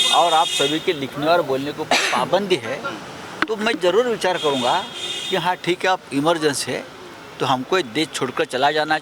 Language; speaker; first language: Hindi; non-native, local second language; Marathi